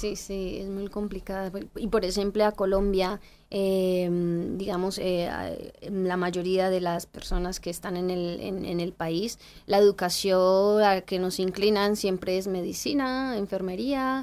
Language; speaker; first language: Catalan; non-native, learner; Spanish